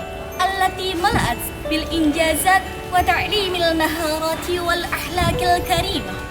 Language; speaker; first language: Arabic; non-native, learner; Indonesian